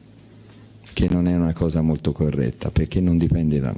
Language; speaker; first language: Italian; native; Italian